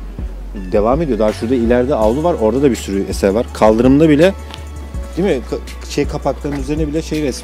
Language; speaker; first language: Turkish; native; Turkish